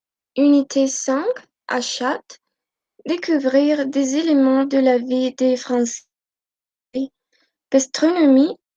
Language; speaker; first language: French; non-native, learner; Spanish